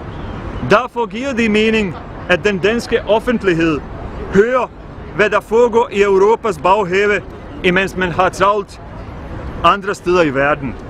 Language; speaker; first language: Danish; non-native, fluent; Bosnian